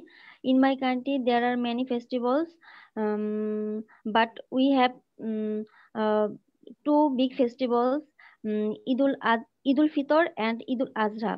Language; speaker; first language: English; non-native, learner; Bangla